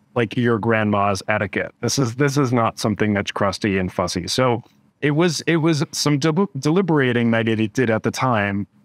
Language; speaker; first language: English; native; English